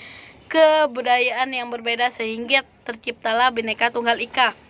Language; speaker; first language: Indonesian; native; Indonesian